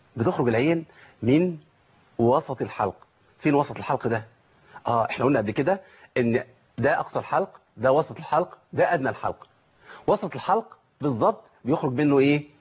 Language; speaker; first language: Arabic; native; Arabic